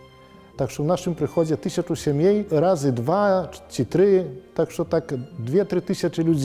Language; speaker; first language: Polish; non-native, local second language; Belarusian